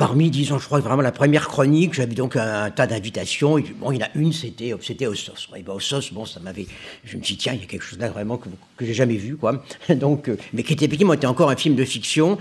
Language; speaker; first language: French; native; French